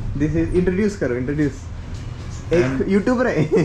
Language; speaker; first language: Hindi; non-native, learner; Malayalam